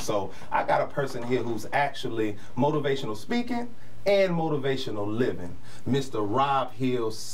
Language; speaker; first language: English; native; English